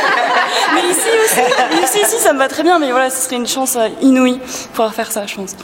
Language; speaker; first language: French; native; French